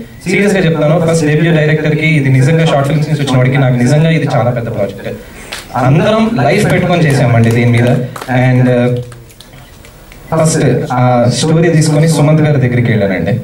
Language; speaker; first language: Telugu; native; Telugu